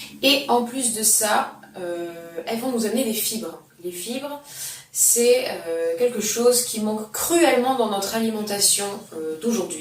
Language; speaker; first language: French; native; French